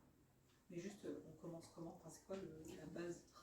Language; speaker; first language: French; native; French